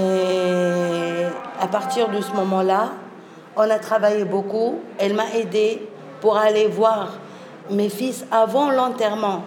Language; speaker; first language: French; non-native, local second language; Arabic